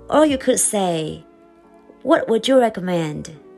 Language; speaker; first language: English; non-native, fluent; Chinese